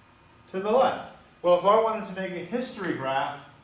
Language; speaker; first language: English; native; English